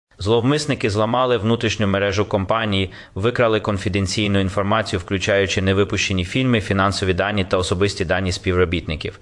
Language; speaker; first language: Ukrainian; native; Ukrainian